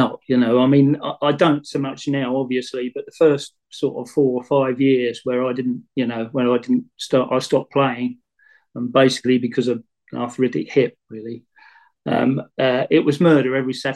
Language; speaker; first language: English; native; English